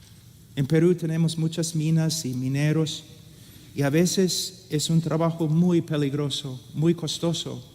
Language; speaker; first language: Spanish; non-native, fluent; English